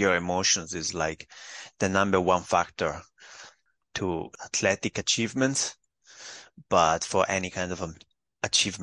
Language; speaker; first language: English; non-native, fluent; Italian